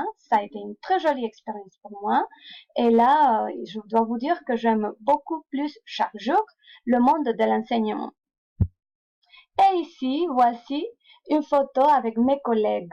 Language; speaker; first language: French; non-native, fluent; Spanish